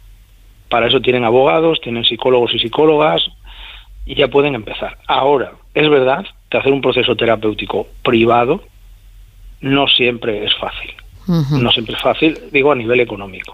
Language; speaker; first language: Spanish; native; Spanish